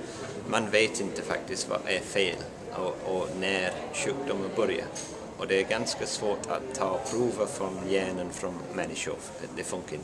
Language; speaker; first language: Swedish; non-native, learner; English